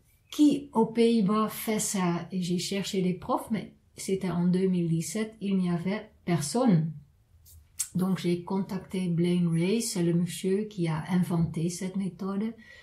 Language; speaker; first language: French; non-native, fluent; Dutch